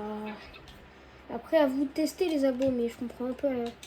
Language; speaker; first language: French; native; French